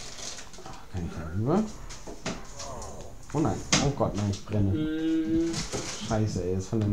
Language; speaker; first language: German; native; German